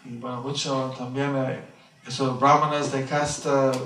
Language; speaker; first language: Spanish; non-native, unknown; English